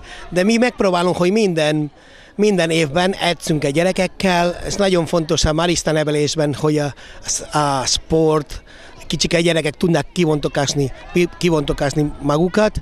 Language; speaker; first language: Hungarian; non-native, fluent; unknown